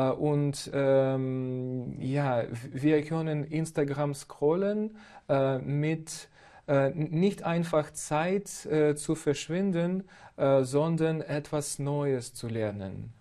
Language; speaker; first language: German; non-native, fluent; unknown